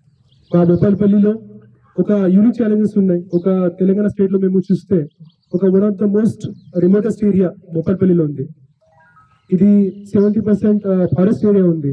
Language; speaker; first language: Telugu; non-native, learner; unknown